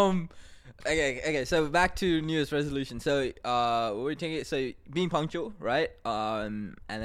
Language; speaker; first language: English; non-native, local second language; Sinhala